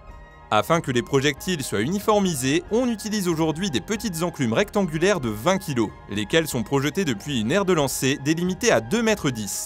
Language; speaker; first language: French; native; French